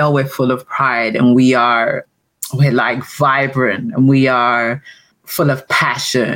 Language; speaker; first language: English; native; English